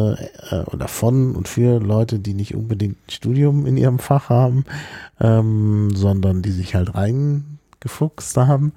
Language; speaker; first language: German; native; German